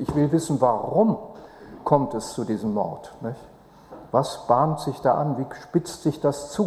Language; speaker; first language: German; native; German